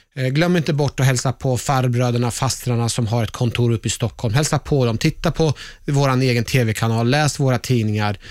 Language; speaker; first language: Swedish; early bilingual, other home language; Persian